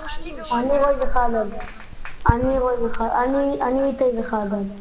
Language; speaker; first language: Hebrew; native; Hebrew